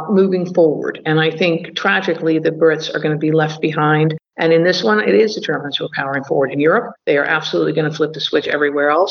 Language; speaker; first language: English; native; English